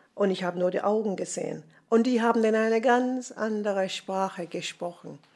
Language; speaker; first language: German; non-native, fluent; English